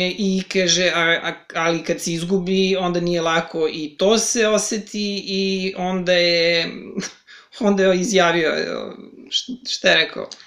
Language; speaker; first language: Serbian; native; Serbian